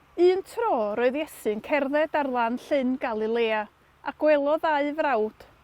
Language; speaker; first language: Welsh; non-native, local second language; English